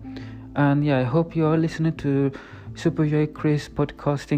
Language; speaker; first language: English; non-native, learner; Swedish